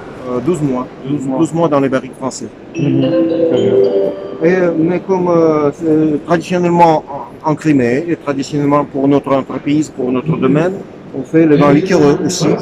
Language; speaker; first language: French; non-native, learner; Russian